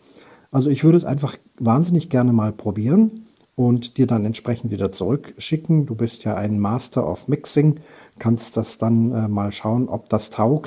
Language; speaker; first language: German; native; German